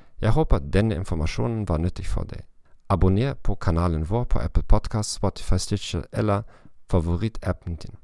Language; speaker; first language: Norwegian; non-native, learner; German